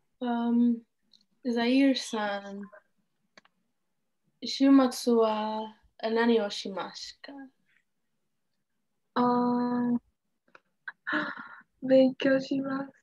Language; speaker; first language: Japanese; non-native, learner; English